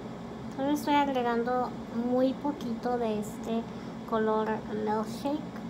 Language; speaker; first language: Spanish; early bilingual, heritage; Spanish